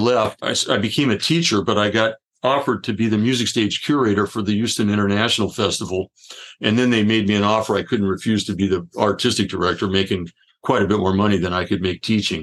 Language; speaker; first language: English; native; English